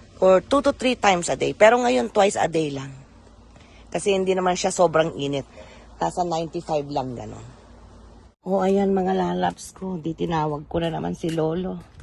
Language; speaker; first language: Filipino; non-native, local second language; Iloko